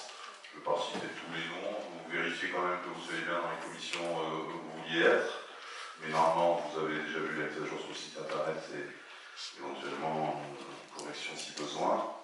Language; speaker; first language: French; native; French